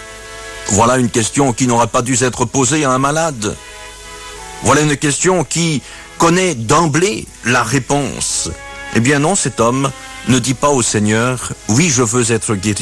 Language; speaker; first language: French; native; French